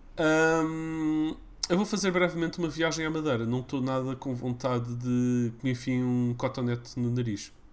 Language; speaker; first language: Portuguese; early bilingual, other home language; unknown